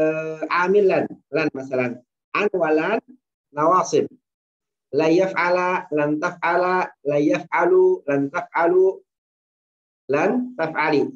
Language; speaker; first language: Arabic; non-native, fluent; Indonesian